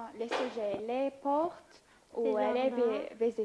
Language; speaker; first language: French; non-native, learner; Arabic